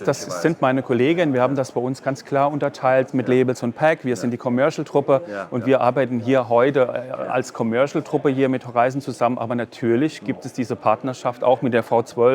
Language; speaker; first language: German; native; German